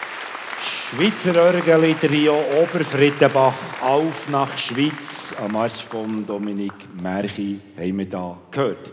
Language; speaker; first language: German; native; German